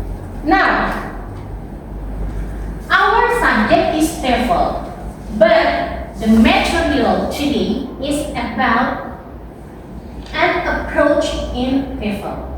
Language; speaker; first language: English; non-native, fluent; Indonesian